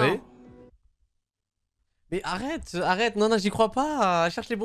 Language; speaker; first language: French; native; French